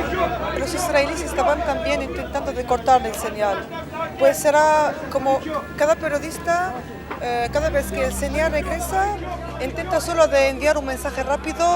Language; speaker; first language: Spanish; non-native, fluent; Arabic